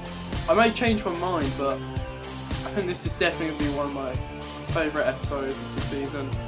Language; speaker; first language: English; native; English